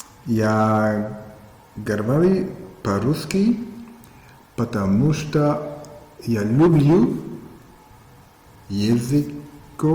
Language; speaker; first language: Russian; non-native, learner; German